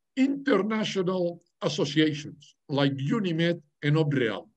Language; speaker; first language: English; non-native, fluent; Catalan